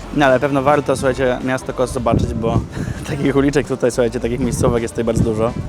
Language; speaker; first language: Polish; native; Polish